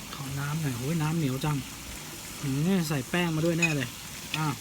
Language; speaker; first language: Thai; native; Thai